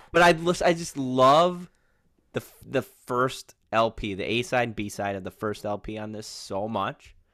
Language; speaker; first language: English; native; English